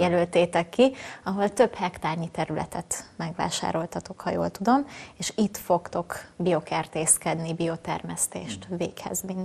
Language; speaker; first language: Hungarian; native; Hungarian